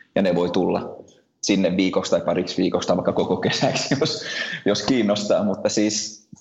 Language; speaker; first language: Finnish; early bilingual, heritage; Finnish